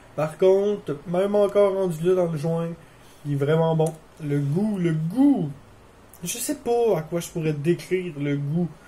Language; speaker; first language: French; native; French